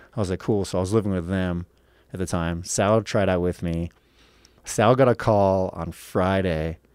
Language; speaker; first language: English; native; English